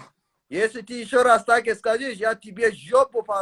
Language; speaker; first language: Russian; non-native, learner; Tajik